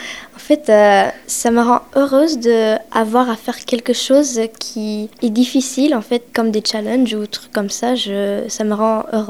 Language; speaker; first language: French; early bilingual, other home language; Romanian